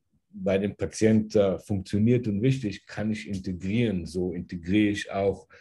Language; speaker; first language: German; early bilingual, heritage; German